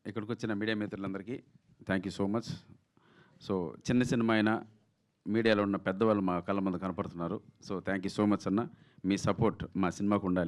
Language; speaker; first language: Telugu; native; Telugu